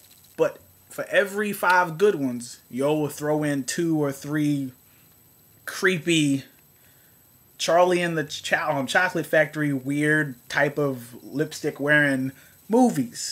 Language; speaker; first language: English; native; English